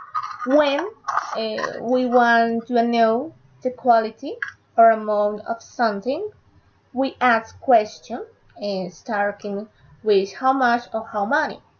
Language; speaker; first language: English; non-native, learner; Spanish